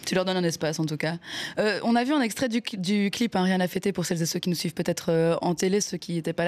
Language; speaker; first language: French; native; French